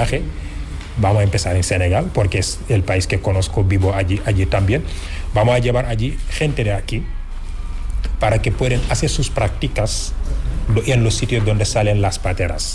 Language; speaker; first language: Spanish; non-native, fluent; Wolof